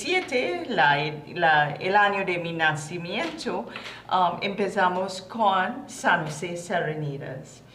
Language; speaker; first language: Spanish; non-native, learner; English